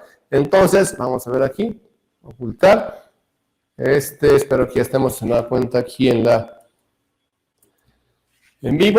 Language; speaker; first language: Spanish; native; Spanish